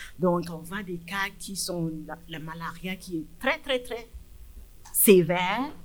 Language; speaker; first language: French; non-native, fluent; Yoruba